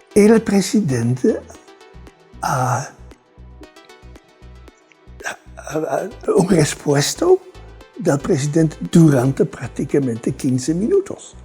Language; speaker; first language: Spanish; non-native, fluent; Dutch